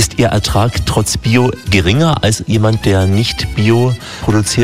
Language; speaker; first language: German; native; German